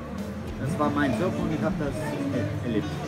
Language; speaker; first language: German; non-native, learner; Greek